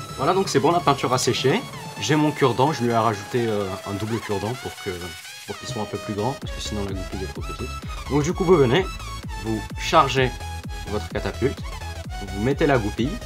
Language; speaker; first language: French; native; French